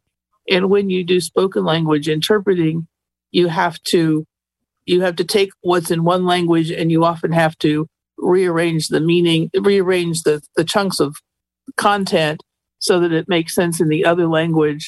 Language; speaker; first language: English; native; English